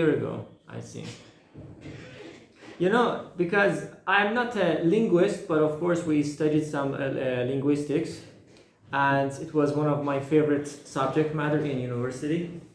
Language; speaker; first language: English; non-native, fluent; Persian